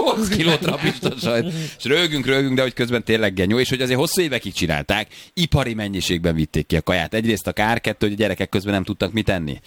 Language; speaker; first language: Hungarian; native; Hungarian